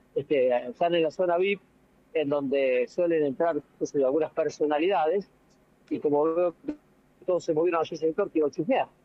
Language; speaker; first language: Spanish; native; Spanish